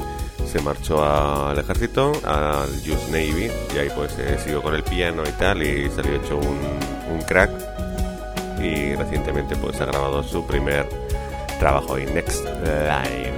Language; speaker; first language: Spanish; native; Spanish